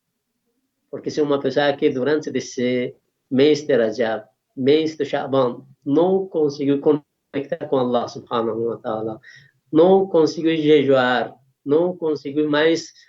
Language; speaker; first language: Portuguese; non-native, learner; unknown